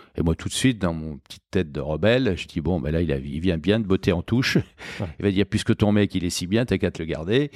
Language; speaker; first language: French; native; French